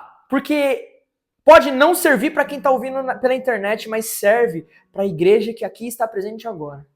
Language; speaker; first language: Portuguese; native; Portuguese